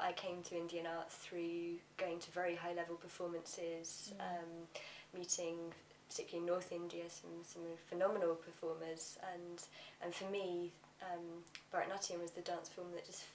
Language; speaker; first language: English; native; English